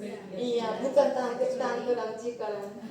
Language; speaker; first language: Indonesian; non-native, learner; Korean